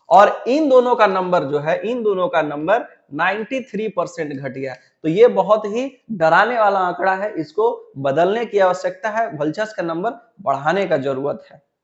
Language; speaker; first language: Hindi; native; Hindi